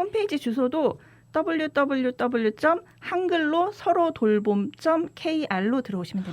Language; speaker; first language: Korean; native; Korean